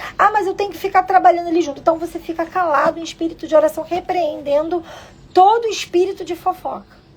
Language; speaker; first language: Portuguese; native; Portuguese